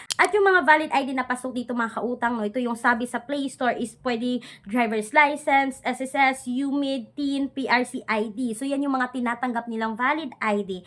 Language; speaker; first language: Filipino; non-native, local second language; Cebuano